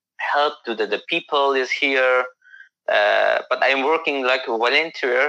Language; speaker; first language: English; non-native, learner; Persian